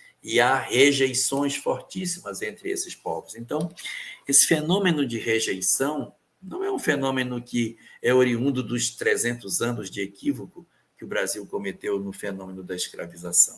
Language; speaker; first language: Portuguese; native; Portuguese